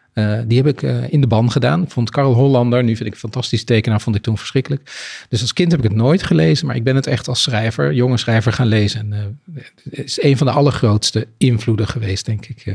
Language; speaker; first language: Dutch; native; Dutch